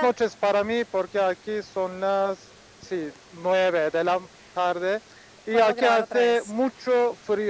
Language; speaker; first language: Spanish; non-native, fluent; Turkish